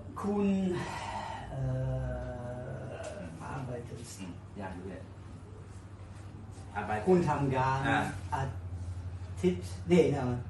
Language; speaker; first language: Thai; non-native, learner; German